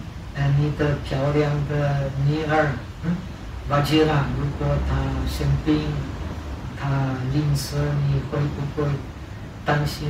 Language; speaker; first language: Chinese; non-native, fluent; Czech